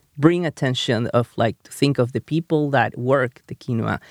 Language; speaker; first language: English; non-native, fluent; Spanish